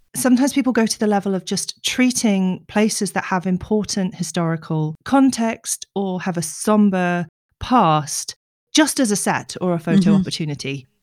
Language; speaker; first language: English; native; English